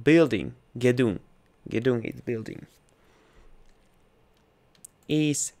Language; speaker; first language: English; non-native, learner; Russian